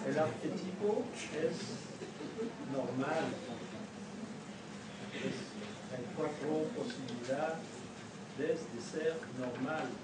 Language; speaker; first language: Spanish; non-native, fluent; French